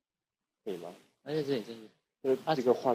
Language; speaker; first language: Chinese; native; Chinese